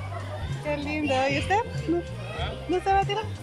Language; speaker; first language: Spanish; native; Spanish